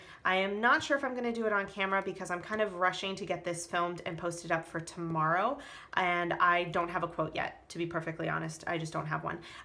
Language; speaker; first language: English; native; English